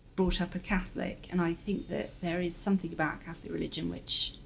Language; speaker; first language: English; native; English